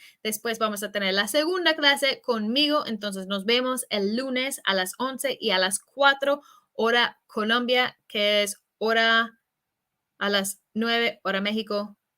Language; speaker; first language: Spanish; non-native, fluent; English